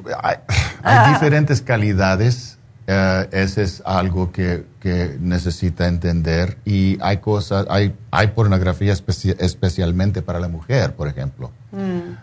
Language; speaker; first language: Spanish; non-native, fluent; English